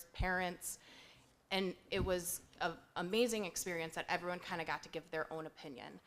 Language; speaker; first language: English; native; English